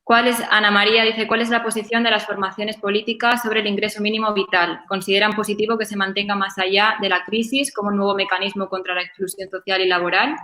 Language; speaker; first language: Spanish; native; Spanish